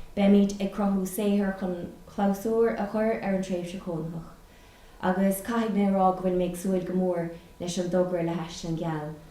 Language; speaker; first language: Irish; non-native, local second language; English